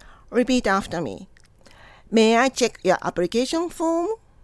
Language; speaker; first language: English; non-native, fluent; Japanese